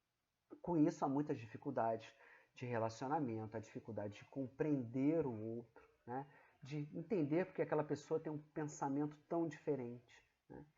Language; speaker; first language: Portuguese; native; Portuguese